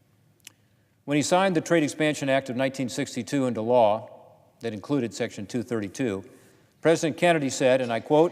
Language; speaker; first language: English; native; English